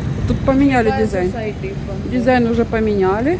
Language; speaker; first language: Russian; native; Russian